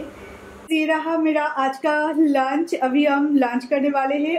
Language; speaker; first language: Hindi; non-native, local second language; Bangla